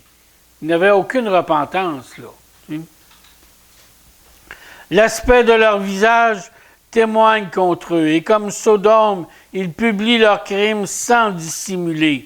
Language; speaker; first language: French; native; French